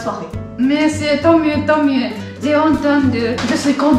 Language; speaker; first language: French; non-native, learner; Japanese